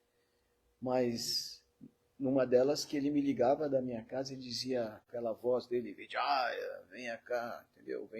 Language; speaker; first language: Portuguese; native; Portuguese